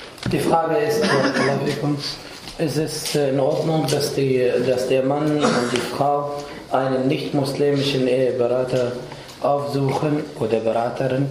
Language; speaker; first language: German; non-native, fluent; Arabic